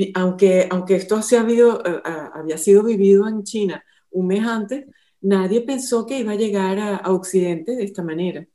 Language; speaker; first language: Spanish; native; Spanish